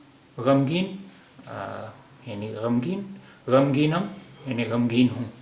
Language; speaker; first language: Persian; non-native, fluent; Urdu